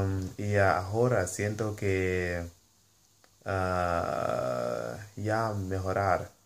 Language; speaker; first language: Spanish; non-native, learner; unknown